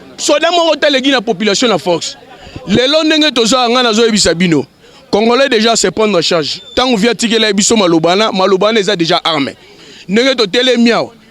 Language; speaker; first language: Lingala; native; Lingala